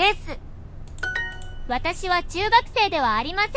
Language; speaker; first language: Japanese; non-native, learner; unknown